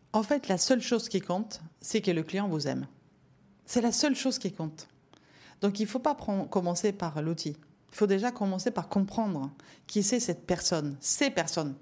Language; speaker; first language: French; non-native, fluent; Norwegian